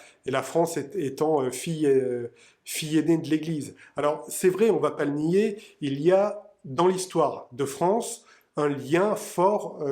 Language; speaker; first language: French; native; French